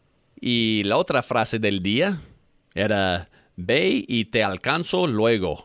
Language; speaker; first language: Spanish; non-native, fluent; English